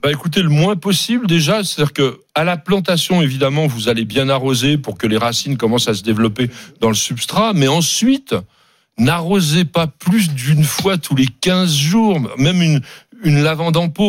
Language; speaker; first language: French; native; French